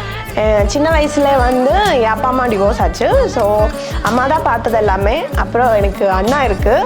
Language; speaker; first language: Tamil; non-native, local second language; Malayalam